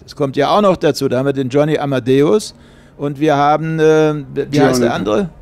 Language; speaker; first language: German; native; German